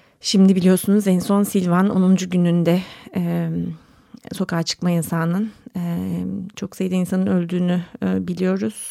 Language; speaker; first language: Turkish; native; Turkish